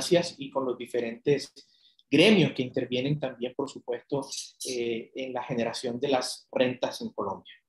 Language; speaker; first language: Spanish; native; Spanish